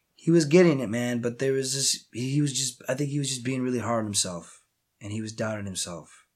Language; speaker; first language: English; native; English